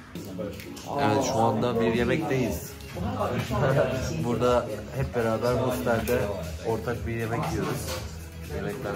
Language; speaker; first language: Turkish; native; Turkish